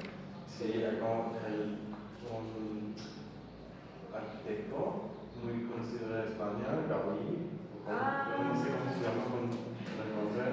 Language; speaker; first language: Spanish; non-native, learner; English